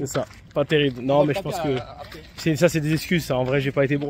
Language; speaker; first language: French; native; French